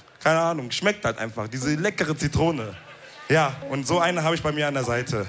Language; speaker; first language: German; early bilingual, other home language; Wolof